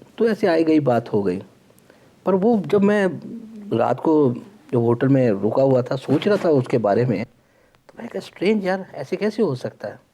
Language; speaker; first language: Hindi; native; Hindi